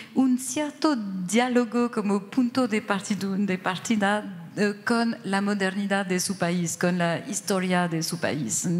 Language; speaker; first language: Spanish; non-native, fluent; French